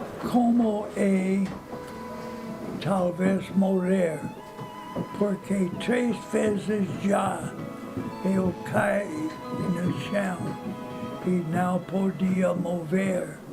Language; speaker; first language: Portuguese; non-native, fluent; English